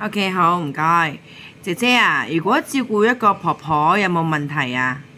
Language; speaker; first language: Cantonese; native; Cantonese